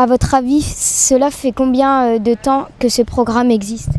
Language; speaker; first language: French; native; French